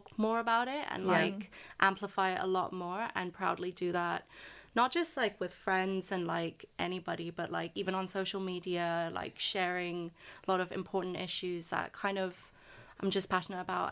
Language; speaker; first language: English; non-native, local second language; Cantonese